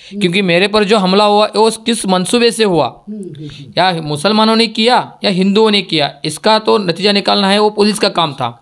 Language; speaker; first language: Hindi; non-native, local second language; Marathi